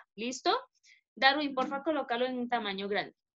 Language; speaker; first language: Spanish; native; Spanish